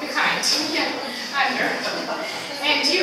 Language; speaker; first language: English; non-native, learner; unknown